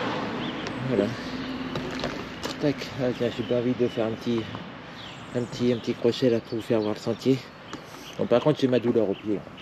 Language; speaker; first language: French; native; French